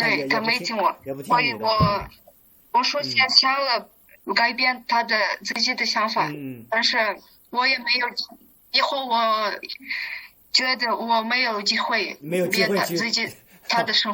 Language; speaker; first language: Chinese; non-native, learner; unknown